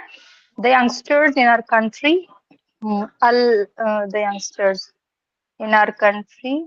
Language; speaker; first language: English; non-native, learner; Urdu